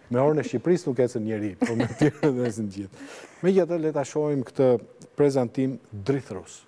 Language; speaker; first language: Albanian; native; Albanian